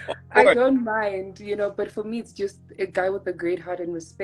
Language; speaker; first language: English; non-native, local second language; Tswana